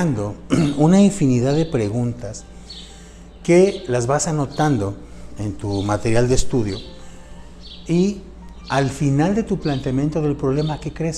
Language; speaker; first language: Spanish; native; Spanish